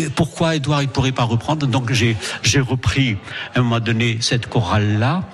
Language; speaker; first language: French; native; French